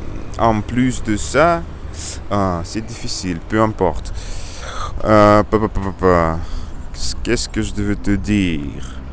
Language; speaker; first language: French; non-native, learner; Russian